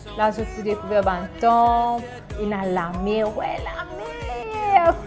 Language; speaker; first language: French; non-native, local second language; Morisyen